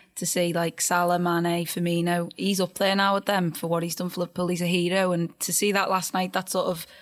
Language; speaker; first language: English; native; English